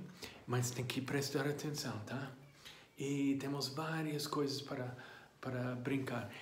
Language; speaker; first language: Portuguese; non-native, fluent; English